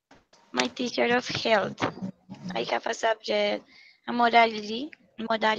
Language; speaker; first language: English; non-native, learner; Spanish